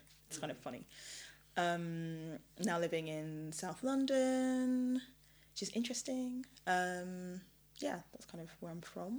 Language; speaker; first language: English; early bilingual, other home language; Yoruba